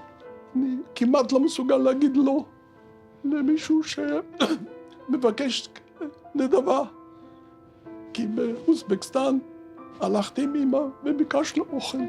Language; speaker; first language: Hebrew; early bilingual, other home language; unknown